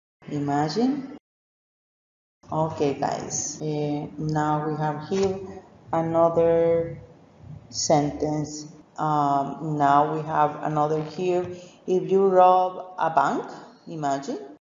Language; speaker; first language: English; non-native, fluent; Spanish